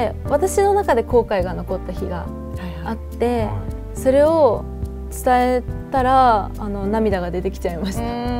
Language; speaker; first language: Japanese; native; Japanese